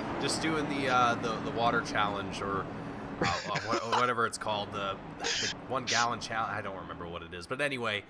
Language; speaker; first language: English; native; English